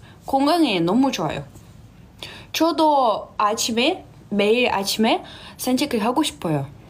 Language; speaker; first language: Korean; non-native, learner; Russian